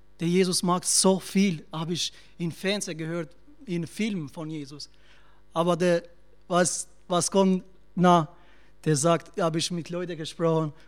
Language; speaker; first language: German; non-native, learner; Albanian